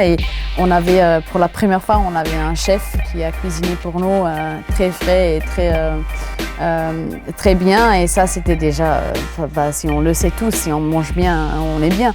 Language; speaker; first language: French; non-native, local second language; German